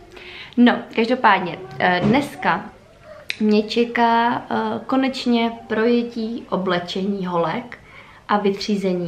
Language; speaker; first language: Czech; native; Czech